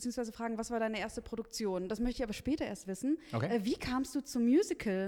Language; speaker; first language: German; native; German